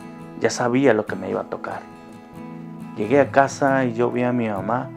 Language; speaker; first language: Spanish; native; Spanish